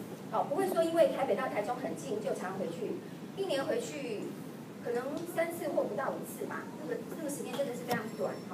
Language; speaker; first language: Chinese; native; Chinese